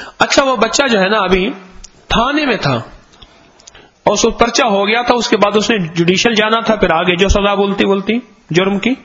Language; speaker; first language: Urdu; non-native, local second language; Punjabi